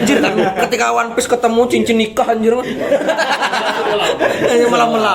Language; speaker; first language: Indonesian; native; Indonesian